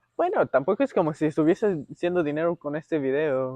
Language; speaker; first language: Spanish; early bilingual, heritage; Spanish